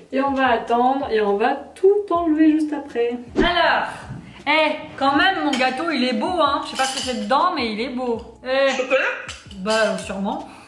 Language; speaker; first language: French; native; French